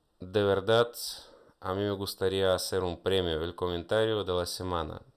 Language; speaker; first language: Spanish; non-native, fluent; Russian